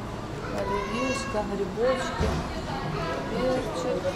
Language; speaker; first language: Russian; native; Russian